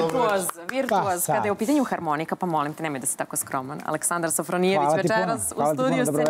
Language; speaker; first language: Serbian; native; Serbian